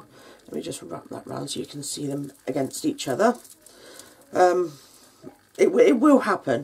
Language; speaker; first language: English; native; English